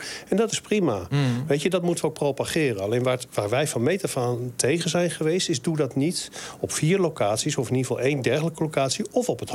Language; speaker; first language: Dutch; native; Dutch